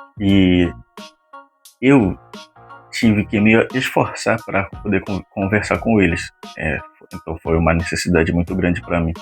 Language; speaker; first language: Portuguese; non-native, fluent; Haitian Creole